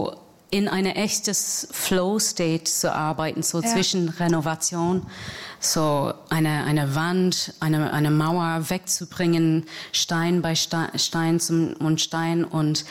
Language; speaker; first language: German; non-native, fluent; English